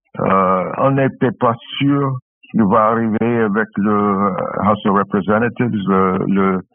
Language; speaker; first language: French; non-native, learner; English